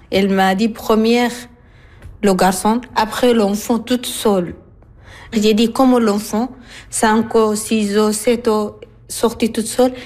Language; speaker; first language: French; non-native, learner; Arabic